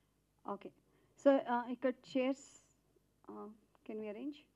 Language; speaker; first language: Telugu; native; Telugu